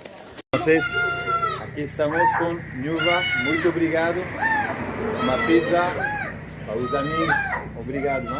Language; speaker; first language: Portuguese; non-native, learner; French